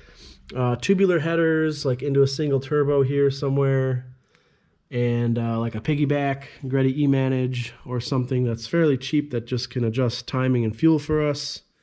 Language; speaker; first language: English; native; English